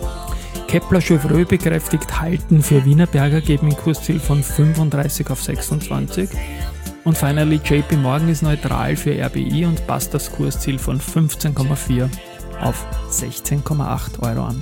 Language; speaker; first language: German; native; German